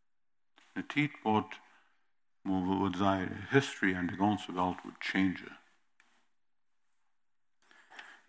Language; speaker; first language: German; early bilingual, heritage; German